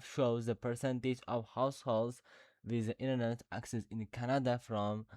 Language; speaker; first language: English; non-native, learner; Uzbek